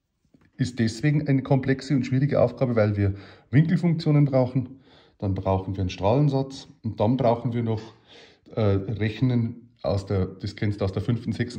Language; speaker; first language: German; native; German